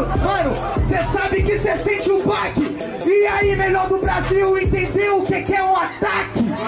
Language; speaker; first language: Portuguese; native; Portuguese